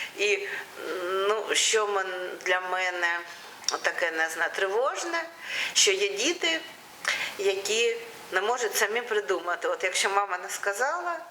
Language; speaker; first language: Ukrainian; non-native, local second language; Russian